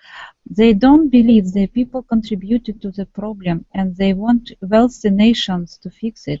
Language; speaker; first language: English; non-native, learner; Russian